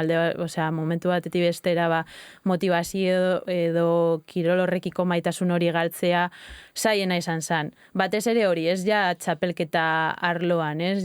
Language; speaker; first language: Basque; native; Basque